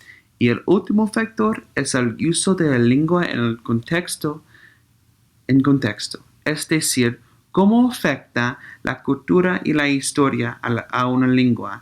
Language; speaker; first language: Spanish; non-native, learner; English